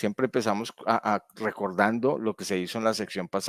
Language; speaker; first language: Spanish; native; Spanish